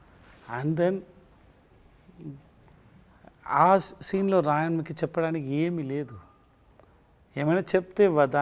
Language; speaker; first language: Telugu; non-native, learner; Tamil